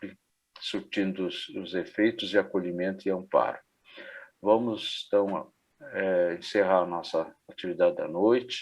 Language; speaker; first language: Portuguese; native; Portuguese